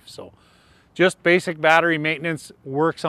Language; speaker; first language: English; native; English